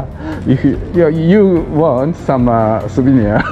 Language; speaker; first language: English; non-native, learner; Japanese